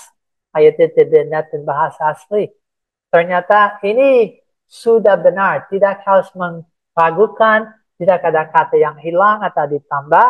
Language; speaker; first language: Indonesian; non-native, fluent; English